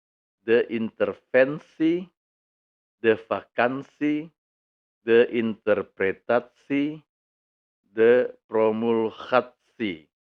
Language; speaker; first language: Dutch; non-native, fluent; Indonesian